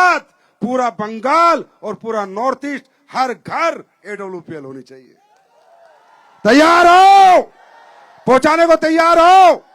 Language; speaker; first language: Hindi; native; Hindi